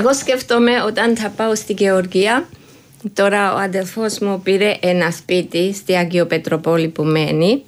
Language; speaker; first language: Greek; non-native, learner; Georgian